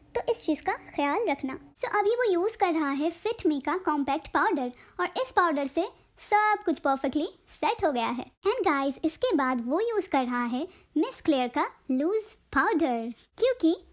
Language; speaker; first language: Hindi; non-native, local second language; Bangla